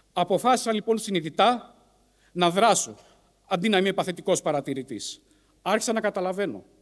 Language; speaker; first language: Greek; native; Greek